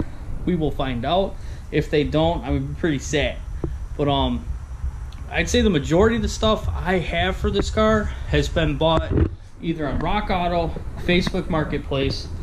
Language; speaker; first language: English; native; English